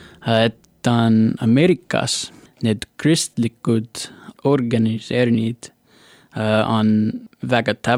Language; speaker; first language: Estonian; non-native, learner; English